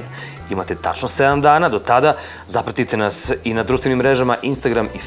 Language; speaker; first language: Serbian; native; Serbian